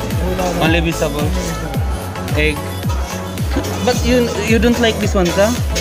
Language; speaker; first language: English; non-native, learner; Filipino